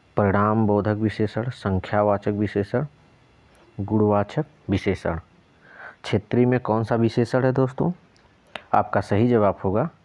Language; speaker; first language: Hindi; native; Hindi